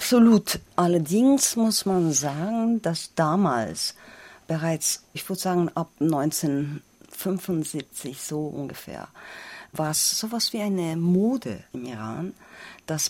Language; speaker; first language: German; non-native, fluent; Persian